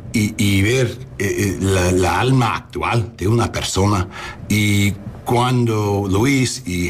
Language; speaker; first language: Spanish; non-native, learner; English